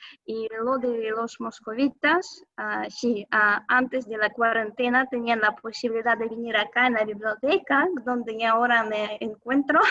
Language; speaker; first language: Spanish; non-native, fluent; Russian